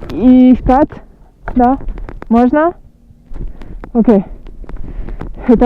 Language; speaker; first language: Russian; non-native, learner; French